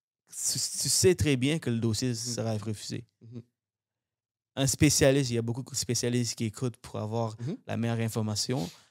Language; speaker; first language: French; native; French